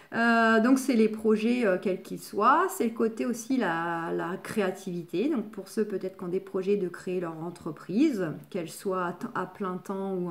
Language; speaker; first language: French; native; French